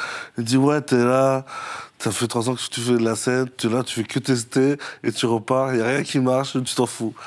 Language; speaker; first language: French; native; French